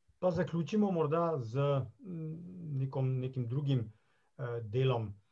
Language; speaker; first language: Slovenian; native; Slovenian